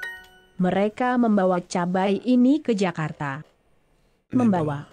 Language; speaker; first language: Indonesian; non-native, learner; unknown